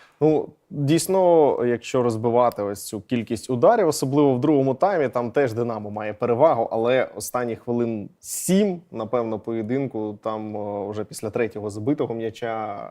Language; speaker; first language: Ukrainian; native; Ukrainian